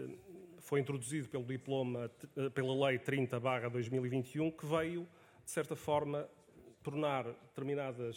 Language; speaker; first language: Portuguese; native; Portuguese